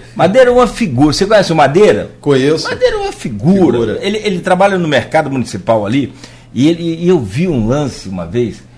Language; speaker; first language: Portuguese; native; Portuguese